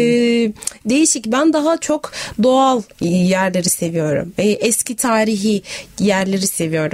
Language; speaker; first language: Turkish; non-native, fluent; Arabic